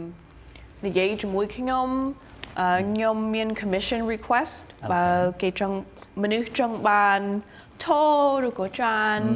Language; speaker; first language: Khmer; early bilingual, heritage; English